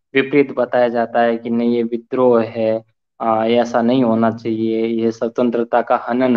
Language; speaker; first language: Hindi; native; Hindi